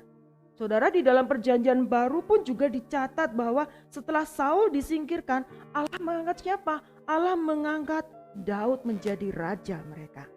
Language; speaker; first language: Indonesian; native; Indonesian